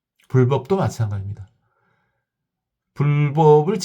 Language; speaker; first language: Korean; native; Korean